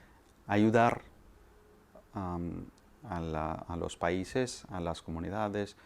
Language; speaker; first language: Spanish; non-native, fluent; Malayalam